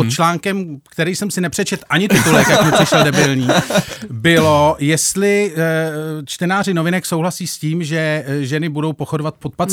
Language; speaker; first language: Czech; native; Czech